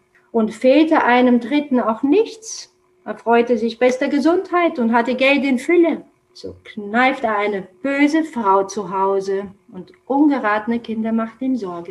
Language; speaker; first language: German; non-native, fluent; Romanian